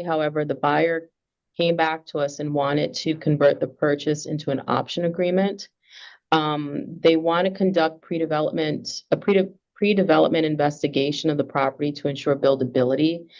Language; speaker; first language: English; native; English